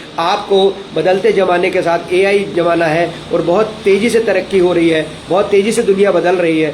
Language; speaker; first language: Hindi; native; Hindi